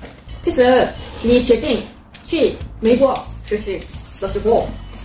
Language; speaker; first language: Chinese; non-native, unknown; Korean